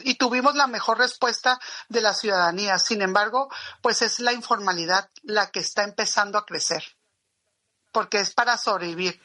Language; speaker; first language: Spanish; native; Spanish